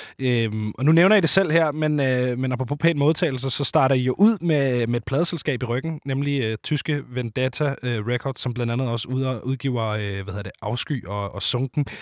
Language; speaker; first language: Danish; native; Danish